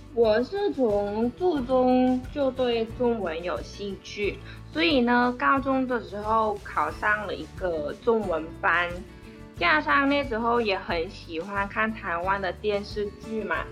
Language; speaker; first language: Chinese; non-native, fluent; Vietnamese